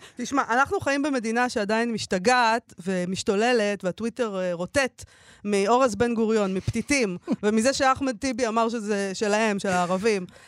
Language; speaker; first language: Hebrew; native; Hebrew